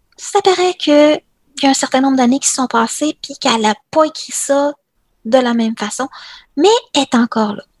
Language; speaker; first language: French; native; French